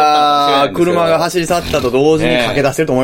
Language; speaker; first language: Japanese; native; Japanese